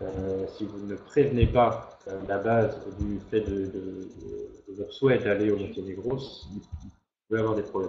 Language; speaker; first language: French; native; French